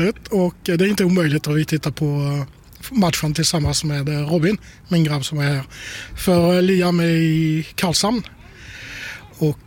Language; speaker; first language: Swedish; non-native, fluent; French